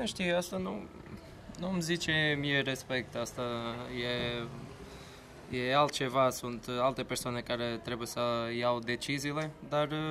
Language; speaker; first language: Romanian; non-native, fluent; Portuguese